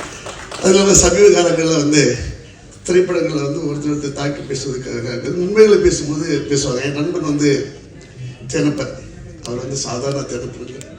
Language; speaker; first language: Tamil; native; Tamil